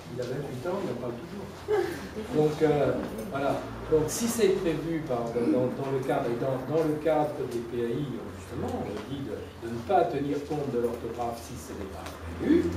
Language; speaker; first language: French; native; French